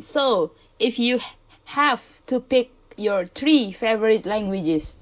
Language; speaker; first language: English; early bilingual, other home language; Indonesian